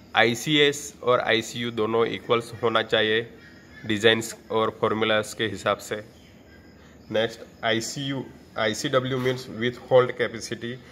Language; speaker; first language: Hindi; non-native, local second language; Gujarati